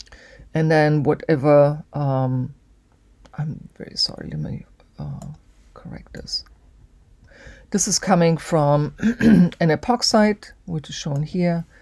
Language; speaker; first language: English; native; English